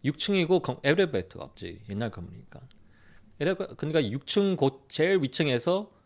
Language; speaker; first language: Korean; early bilingual, heritage; Korean